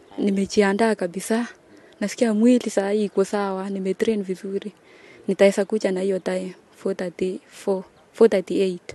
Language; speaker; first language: Swahili; non-native, local second language; Kalenjin